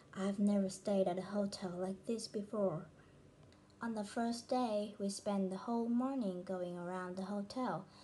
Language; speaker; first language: English; non-native, fluent; Vietnamese